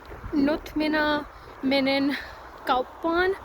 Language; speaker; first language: Finnish; non-native, learner; Punjabi